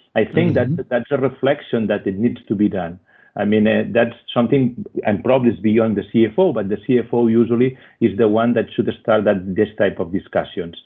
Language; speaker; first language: English; non-native, fluent; Spanish